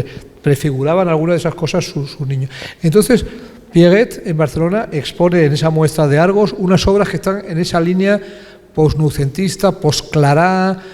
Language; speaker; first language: Spanish; native; Spanish